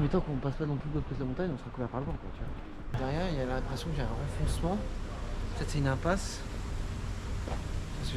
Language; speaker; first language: French; native; French